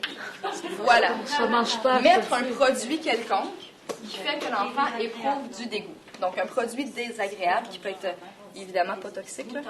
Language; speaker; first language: French; native; French